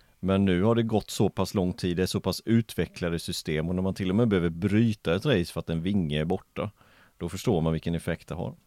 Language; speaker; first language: Swedish; native; Swedish